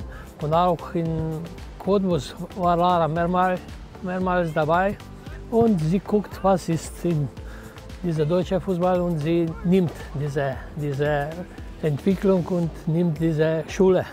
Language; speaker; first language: German; non-native, learner; Slovenian